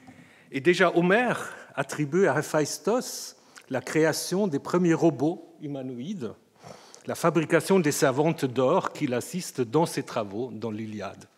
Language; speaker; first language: French; native; French